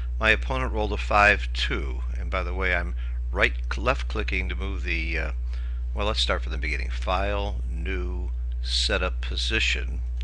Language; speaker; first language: English; native; English